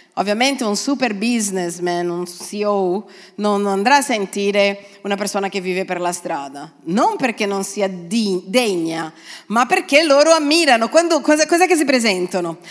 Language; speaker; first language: Italian; non-native, fluent; Portuguese